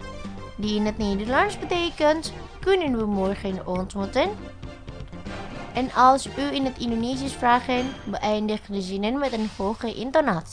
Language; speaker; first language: Dutch; non-native, learner; Indonesian